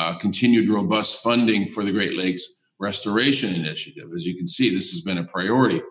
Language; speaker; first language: English; native; English